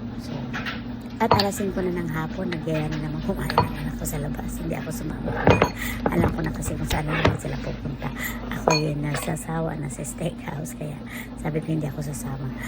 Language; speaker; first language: Filipino; native; Filipino